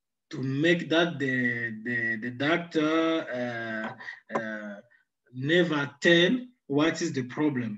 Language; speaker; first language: English; non-native, fluent; Sango